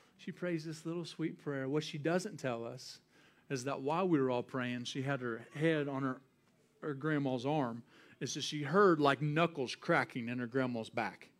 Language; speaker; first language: English; native; English